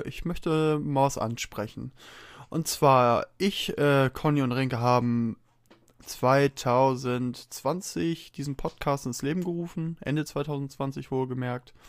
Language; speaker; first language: German; native; German